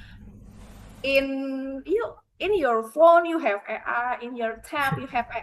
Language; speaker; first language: English; non-native, fluent; Indonesian